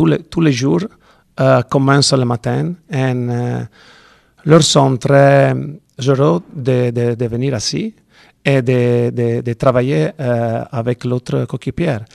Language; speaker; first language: French; non-native, learner; Italian